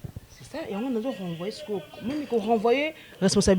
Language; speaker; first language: French; non-native, local second language; Lingala